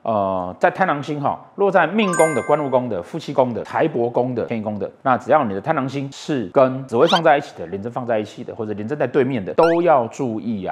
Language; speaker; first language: Chinese; native; Chinese